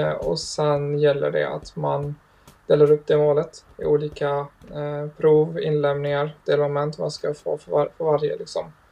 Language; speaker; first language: Swedish; early bilingual, other home language; Arabic